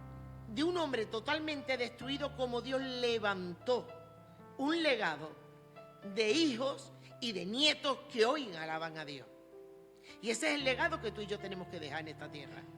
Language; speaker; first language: Spanish; native; Spanish